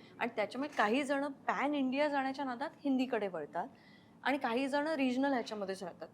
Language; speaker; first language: Marathi; native; Marathi